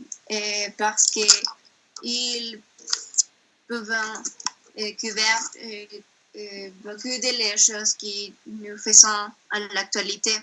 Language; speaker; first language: French; non-native, learner; Spanish